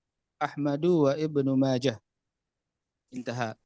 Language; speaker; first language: Arabic; non-native, fluent; Indonesian